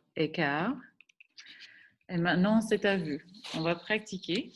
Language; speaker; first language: French; non-native, fluent; English